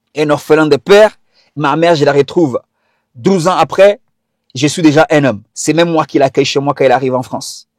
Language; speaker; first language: French; early bilingual, other home language; Kinyarwanda